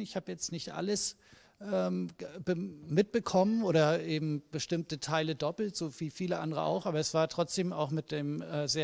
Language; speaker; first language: German; native; German